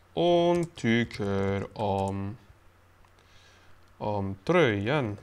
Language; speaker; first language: Swedish; non-native, learner; French